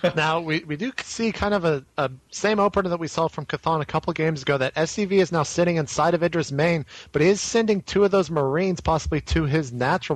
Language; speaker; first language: English; native; English